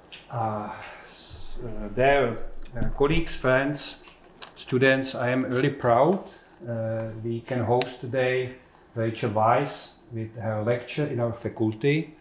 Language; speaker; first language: English; non-native, fluent; Czech